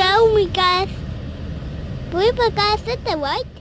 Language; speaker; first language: Spanish; early bilingual, heritage; Spanish